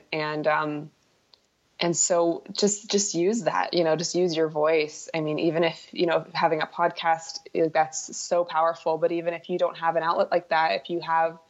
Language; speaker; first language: English; native; English